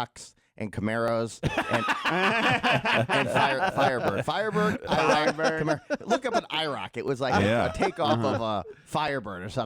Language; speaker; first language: English; native; English